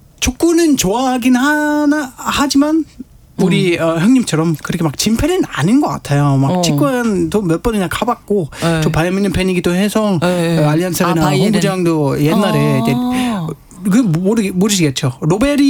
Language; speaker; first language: Korean; non-native, fluent; German